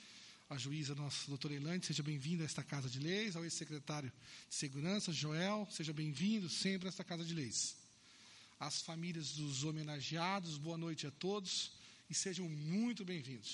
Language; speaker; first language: Portuguese; native; Portuguese